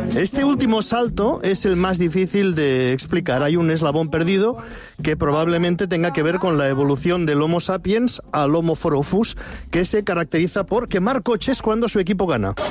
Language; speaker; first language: Spanish; native; Spanish